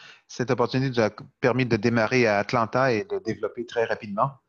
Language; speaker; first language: French; native; French